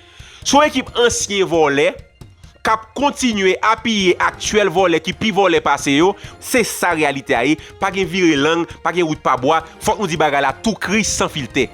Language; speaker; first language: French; non-native, local second language; Haitian Creole